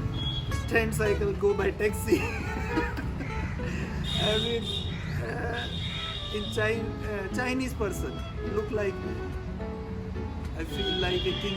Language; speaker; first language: English; non-native, learner; Hindi